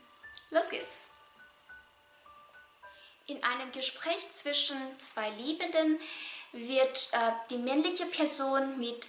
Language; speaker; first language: German; non-native, fluent; Vietnamese